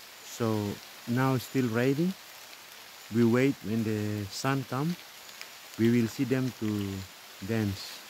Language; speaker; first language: English; non-native, learner; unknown